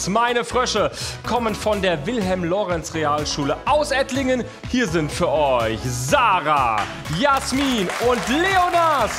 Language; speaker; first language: German; native; German